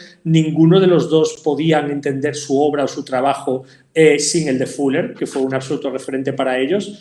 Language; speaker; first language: Spanish; native; Spanish